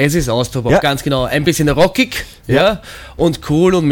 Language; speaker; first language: German; native; German